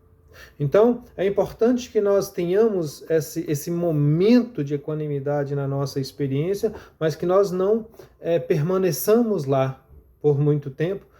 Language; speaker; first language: Portuguese; native; Portuguese